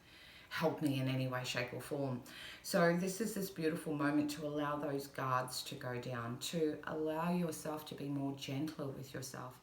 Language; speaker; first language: English; native; English